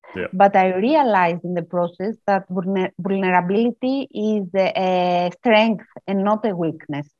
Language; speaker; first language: English; non-native, fluent; Greek